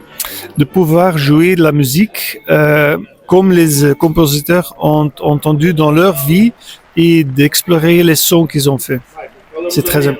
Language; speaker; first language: French; non-native, local second language; Dutch